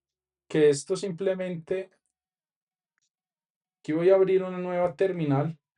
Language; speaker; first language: Spanish; native; Spanish